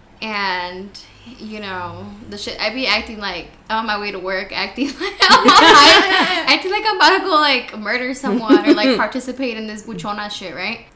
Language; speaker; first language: English; early bilingual, other home language; Spanish